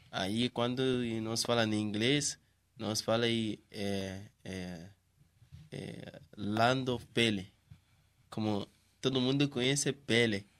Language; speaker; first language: Portuguese; non-native, learner; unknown